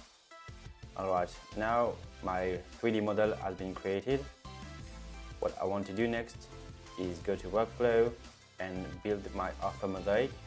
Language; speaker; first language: English; non-native, fluent; French